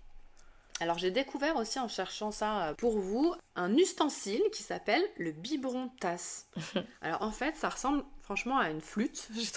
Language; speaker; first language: French; native; French